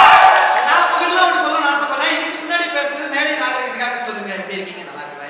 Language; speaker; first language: Tamil; native; Tamil